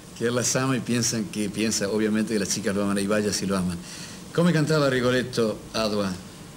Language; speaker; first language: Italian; non-native, learner; Spanish